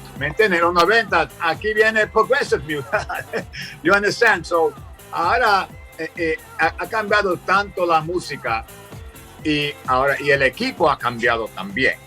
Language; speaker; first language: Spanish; early bilingual, heritage; Spanish